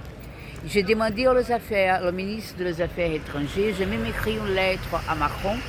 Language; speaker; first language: French; non-native, fluent; Portuguese